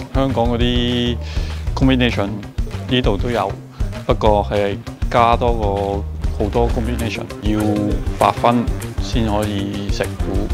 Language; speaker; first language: Cantonese; non-native, fluent; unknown